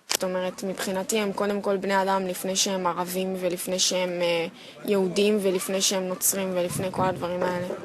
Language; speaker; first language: Hebrew; native; Hebrew